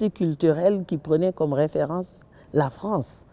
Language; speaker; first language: French; non-native, local second language; Wolof